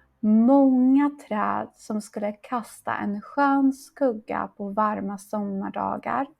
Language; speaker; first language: Swedish; non-native, fluent; Polish